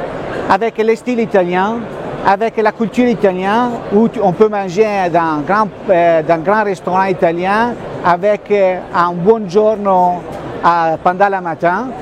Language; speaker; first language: French; non-native, fluent; Italian